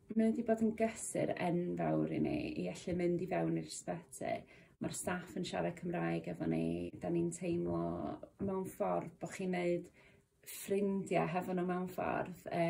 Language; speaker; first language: Welsh; native; Welsh